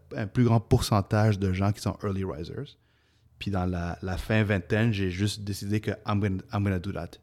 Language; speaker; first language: French; early bilingual, other home language; Arabic